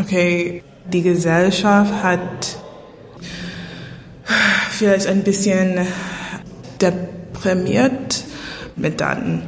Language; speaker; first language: German; non-native, learner; English